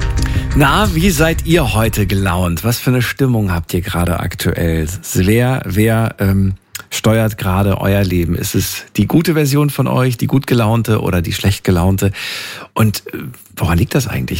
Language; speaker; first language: German; native; German